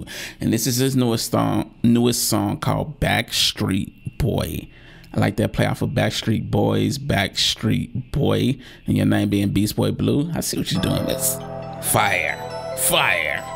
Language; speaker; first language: English; native; English